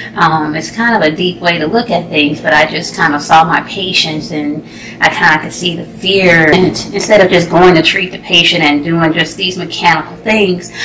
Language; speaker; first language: English; native; English